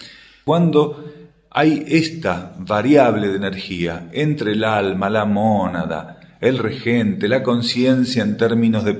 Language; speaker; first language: Spanish; native; Spanish